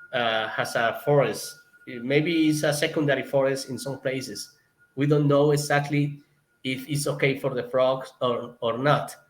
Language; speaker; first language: English; non-native, learner; Spanish